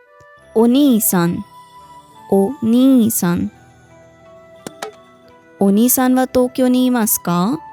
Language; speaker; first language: Japanese; non-native, fluent; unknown